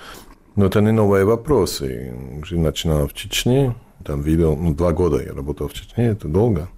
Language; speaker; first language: Russian; non-native, fluent; English